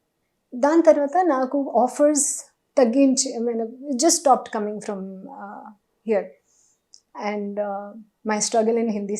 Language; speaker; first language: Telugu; non-native, learner; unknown